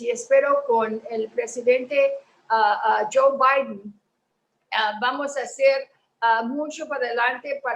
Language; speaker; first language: Spanish; early bilingual, heritage; Spanish